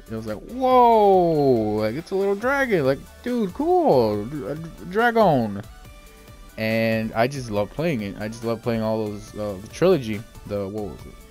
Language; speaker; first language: English; native; English